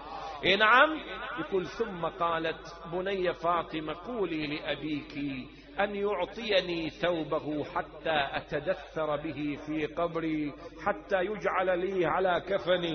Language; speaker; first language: Arabic; native; Arabic